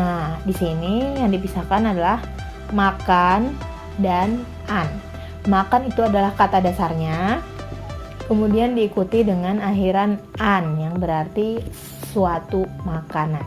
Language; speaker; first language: Indonesian; non-native, local second language; Banjar